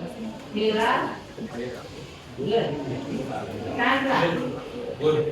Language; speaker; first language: English; non-native, fluent; Indonesian